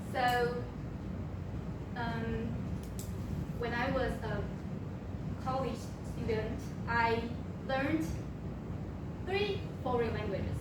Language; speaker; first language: English; non-native, local second language; Chinese